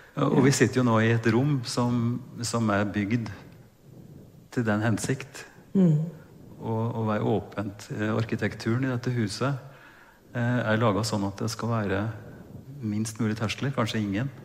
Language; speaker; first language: Norwegian; native; Norwegian